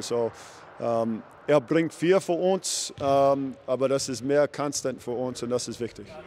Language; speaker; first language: German; non-native, learner; English